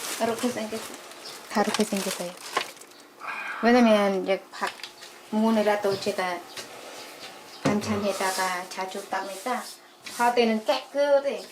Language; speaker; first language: Korean; non-native, learner; Khmer